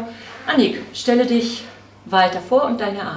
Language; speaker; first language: German; native; German